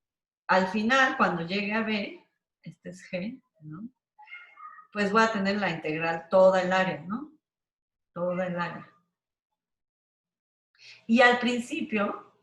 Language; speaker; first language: Spanish; native; Spanish